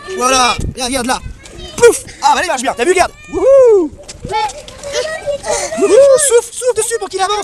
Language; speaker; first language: French; native; French